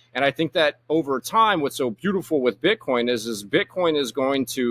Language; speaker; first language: English; native; English